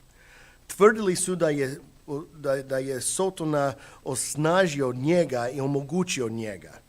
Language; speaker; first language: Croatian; non-native, fluent; English